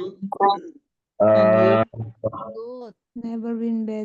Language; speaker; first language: English; non-native, learner; Indonesian